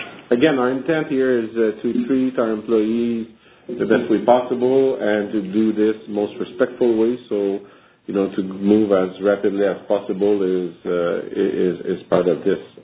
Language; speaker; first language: English; non-native, local second language; French